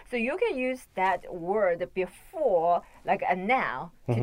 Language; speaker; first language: English; non-native, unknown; Chinese